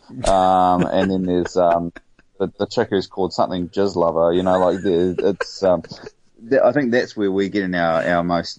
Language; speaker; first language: English; native; English